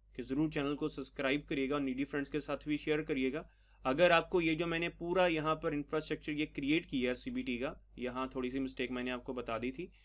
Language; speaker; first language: Hindi; non-native, local second language; Punjabi